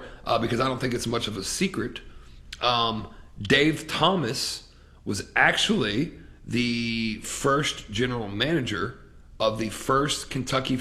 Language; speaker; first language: English; native; English